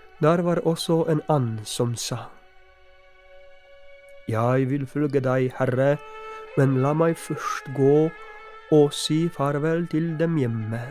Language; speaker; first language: Norwegian; non-native, fluent; Polish